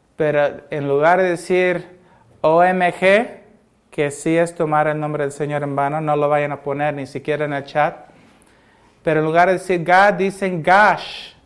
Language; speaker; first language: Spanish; early bilingual, heritage; Spanish